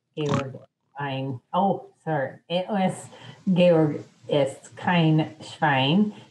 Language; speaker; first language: German; non-native, learner; English